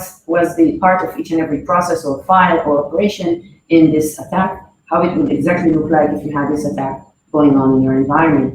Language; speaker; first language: English; non-native, fluent; Hebrew